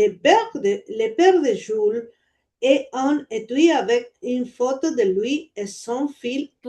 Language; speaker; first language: French; non-native, learner; Spanish